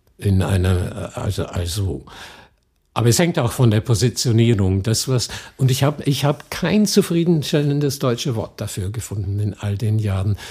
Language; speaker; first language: German; non-native, fluent; English